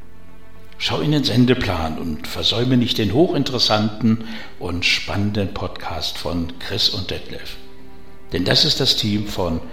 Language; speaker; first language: German; native; German